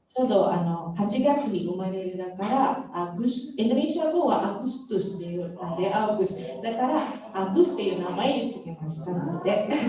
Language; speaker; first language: Japanese; non-native, fluent; Indonesian